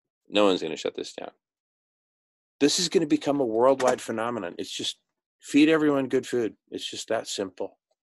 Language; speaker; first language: English; native; English